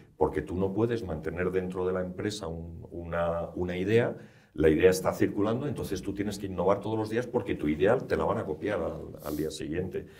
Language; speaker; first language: Spanish; native; Spanish